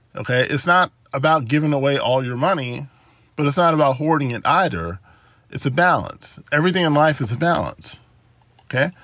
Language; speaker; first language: English; native; English